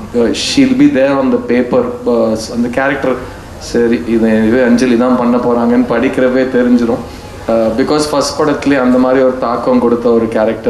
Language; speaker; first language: Tamil; native; Tamil